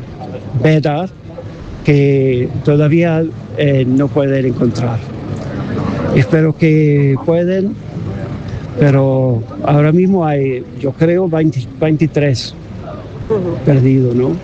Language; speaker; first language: Spanish; non-native, fluent; English